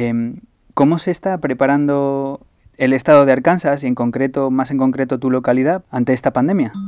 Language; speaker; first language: Spanish; native; Spanish